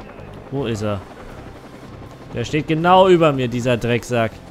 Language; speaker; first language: German; native; German